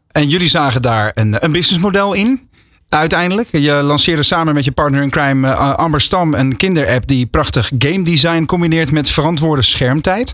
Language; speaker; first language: Dutch; native; Dutch